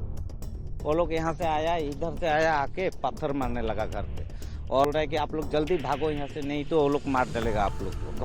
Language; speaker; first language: Hindi; non-native, local second language; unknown